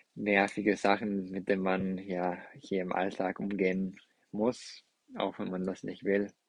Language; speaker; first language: German; non-native, fluent; Spanish